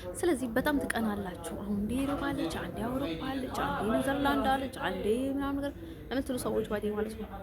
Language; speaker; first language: Amharic; native; Amharic